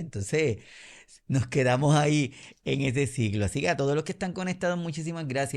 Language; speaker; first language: Spanish; native; Spanish